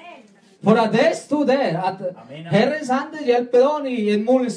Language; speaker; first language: Swedish; non-native, learner; Spanish